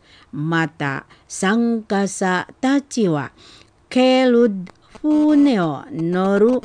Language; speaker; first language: Japanese; non-native, fluent; Indonesian